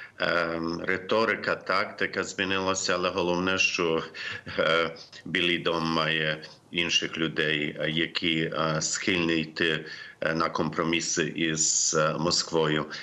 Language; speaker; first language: Ukrainian; early bilingual, heritage; Ukrainian